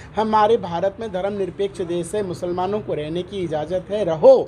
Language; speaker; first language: Hindi; native; Hindi